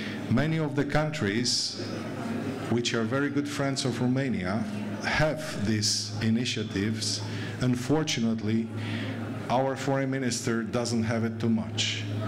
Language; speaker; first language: English; non-native, fluent; Romanian